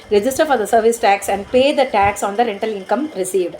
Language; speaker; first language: English; non-native, local second language; Tamil